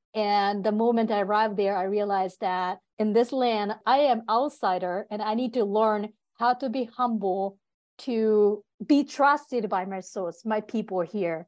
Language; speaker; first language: English; non-native, fluent; Japanese